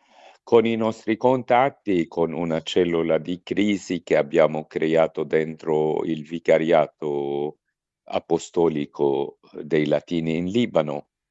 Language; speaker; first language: Italian; non-native, fluent; Arabic